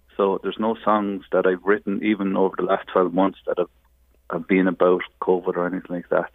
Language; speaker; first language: English; native; English